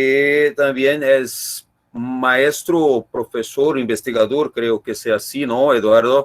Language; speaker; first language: Spanish; non-native, learner; Portuguese